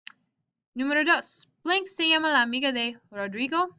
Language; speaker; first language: Spanish; non-native, fluent; English